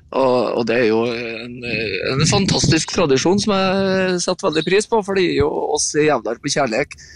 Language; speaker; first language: Norwegian; native; Norwegian